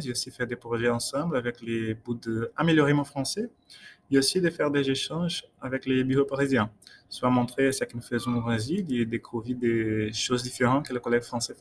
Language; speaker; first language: French; non-native, fluent; Portuguese